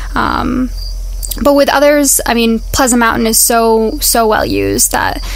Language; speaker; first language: English; native; English